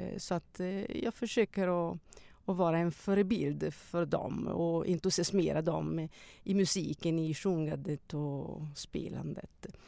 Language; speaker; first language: Swedish; non-native, fluent; Italian